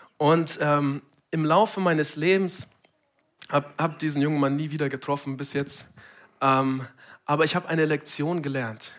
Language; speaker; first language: German; non-native, fluent; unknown